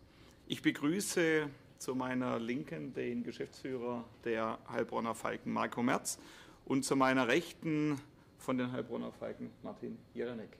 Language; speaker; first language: German; native; German